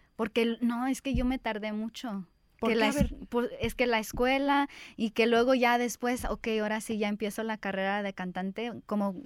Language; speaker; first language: Spanish; early bilingual, heritage; Spanish